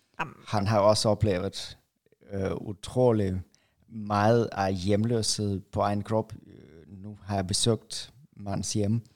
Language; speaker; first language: Danish; non-native, fluent; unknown